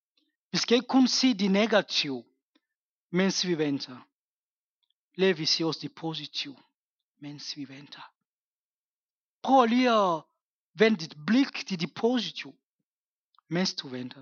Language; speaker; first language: Danish; non-native, fluent; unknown